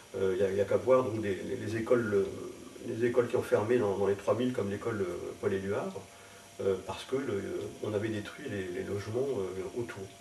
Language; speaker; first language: French; native; French